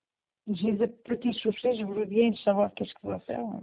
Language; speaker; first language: French; non-native, learner; Portuguese